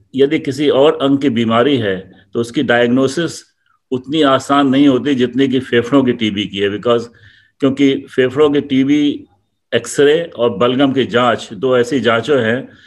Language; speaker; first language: Hindi; native; Hindi